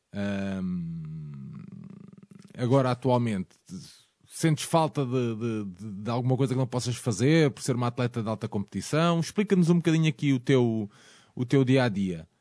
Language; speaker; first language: Portuguese; native; Portuguese